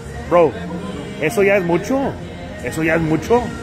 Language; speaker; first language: Spanish; early bilingual, heritage; Spanish